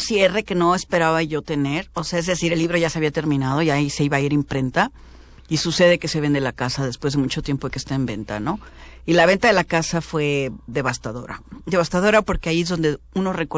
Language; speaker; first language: Spanish; native; Spanish